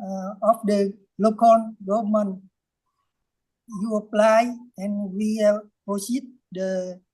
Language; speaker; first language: English; non-native, learner; Vietnamese